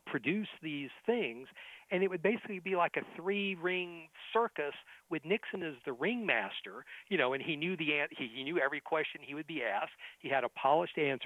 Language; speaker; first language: English; native; English